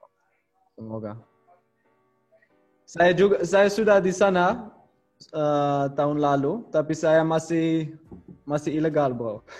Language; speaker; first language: Indonesian; non-native, learner; Dutch